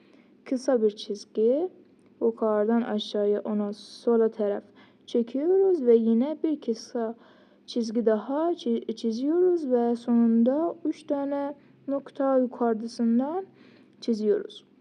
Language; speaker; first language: Turkish; non-native, fluent; Persian